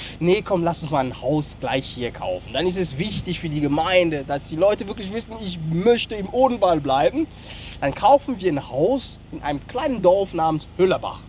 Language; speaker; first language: German; non-native, fluent; French